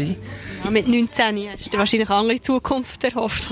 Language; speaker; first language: German; native; German